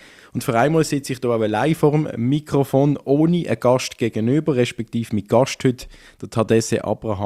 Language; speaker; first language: German; native; German